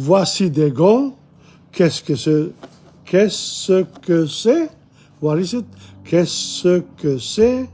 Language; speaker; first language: French; non-native, fluent; English